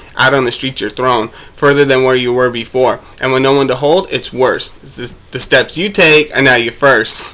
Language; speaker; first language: English; native; English